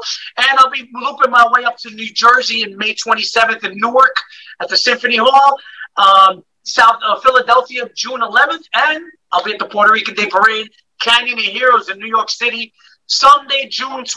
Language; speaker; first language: English; native; English